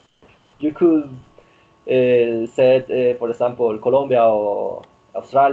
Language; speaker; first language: English; non-native, learner; Spanish